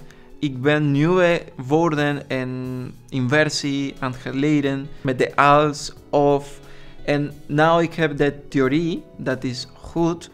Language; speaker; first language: Dutch; non-native, learner; Spanish